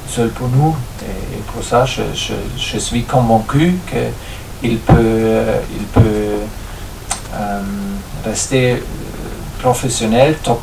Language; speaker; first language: French; non-native, fluent; German